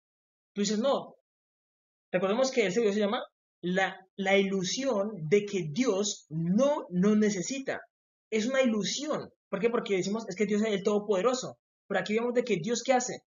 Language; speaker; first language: Spanish; native; Spanish